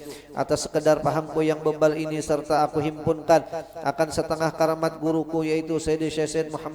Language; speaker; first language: Indonesian; non-native, local second language; Banjar